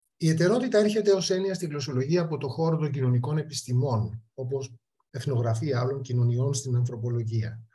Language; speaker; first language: Greek; native; Greek